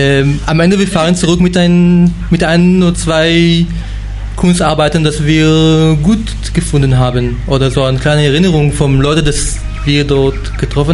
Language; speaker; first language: German; non-native, fluent; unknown